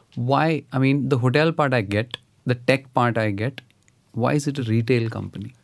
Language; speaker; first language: English; non-native, local second language; Hindi